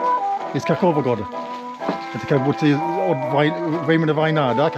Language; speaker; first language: Russian; non-native, learner; English